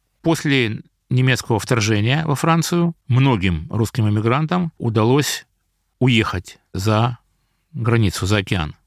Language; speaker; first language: Russian; native; Russian